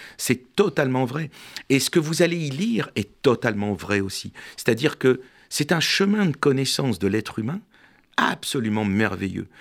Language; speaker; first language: French; native; French